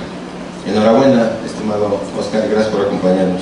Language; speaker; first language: Spanish; native; Spanish